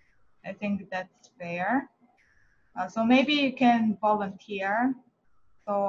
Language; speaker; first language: English; non-native, fluent; Korean